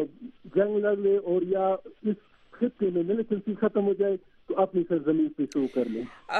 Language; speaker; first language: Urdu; non-native, learner; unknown